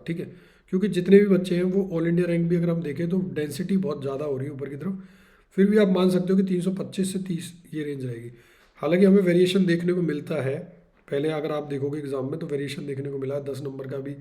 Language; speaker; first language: Hindi; native; Hindi